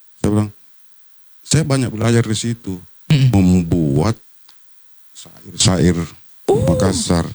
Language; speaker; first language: Indonesian; native; Indonesian